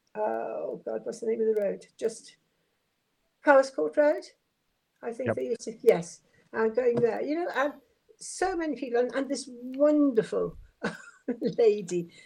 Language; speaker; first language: English; native; English